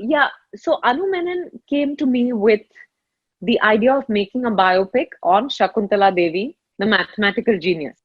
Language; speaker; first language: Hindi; non-native, local second language; Tamil